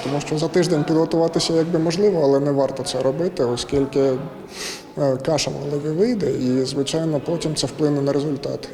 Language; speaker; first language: Ukrainian; native; Ukrainian